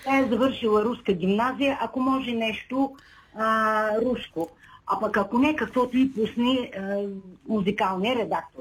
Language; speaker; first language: Bulgarian; native; Bulgarian